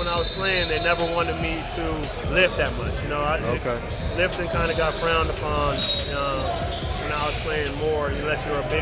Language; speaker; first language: English; native; English